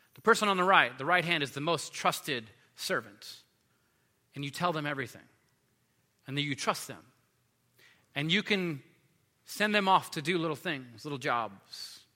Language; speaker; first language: English; native; English